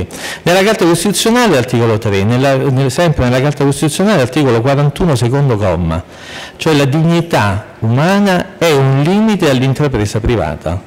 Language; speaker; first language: Italian; native; Italian